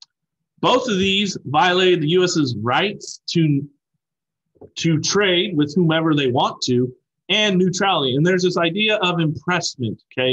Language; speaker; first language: English; native; English